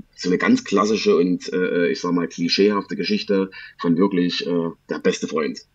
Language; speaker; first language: German; native; German